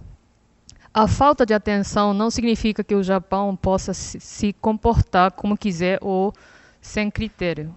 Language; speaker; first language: Portuguese; non-native, fluent; Japanese